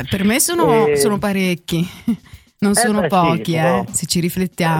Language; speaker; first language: Italian; native; Italian